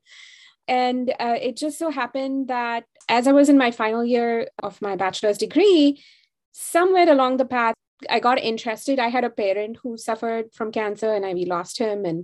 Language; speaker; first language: English; non-native, local second language; Hindi